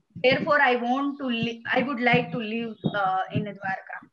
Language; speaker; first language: English; non-native, local second language; Gujarati